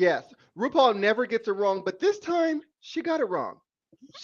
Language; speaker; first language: English; native; English